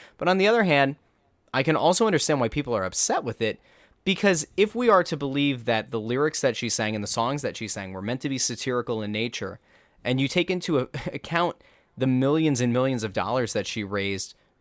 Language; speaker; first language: English; native; English